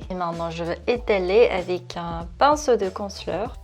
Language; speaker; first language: French; non-native, fluent; Korean